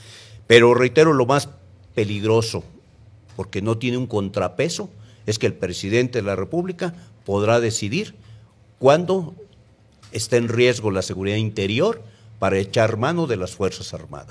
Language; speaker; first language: Spanish; native; Spanish